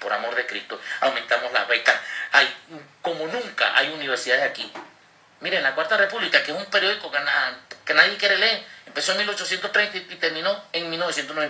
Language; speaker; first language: Spanish; native; Spanish